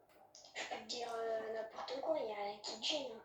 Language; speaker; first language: French; native; French